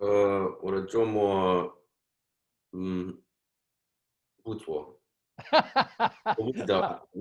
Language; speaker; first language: Chinese; non-native, learner; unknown